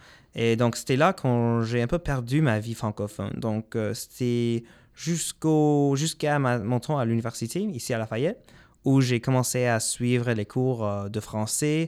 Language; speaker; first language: French; non-native, local second language; English